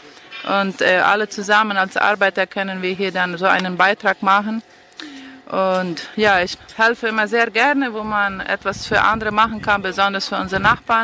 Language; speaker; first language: German; non-native, fluent; Spanish